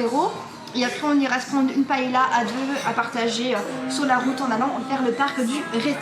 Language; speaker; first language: French; native; French